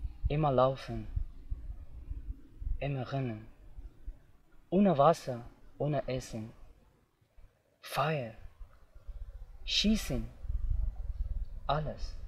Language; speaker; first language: German; non-native, learner; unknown